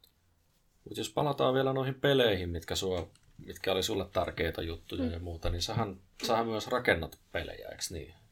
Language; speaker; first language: Finnish; native; Finnish